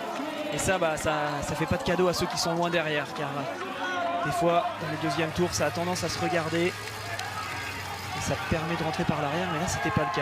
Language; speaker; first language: French; native; French